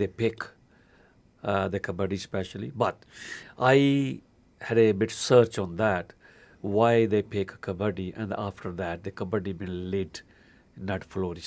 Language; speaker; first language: English; non-native, local second language; Punjabi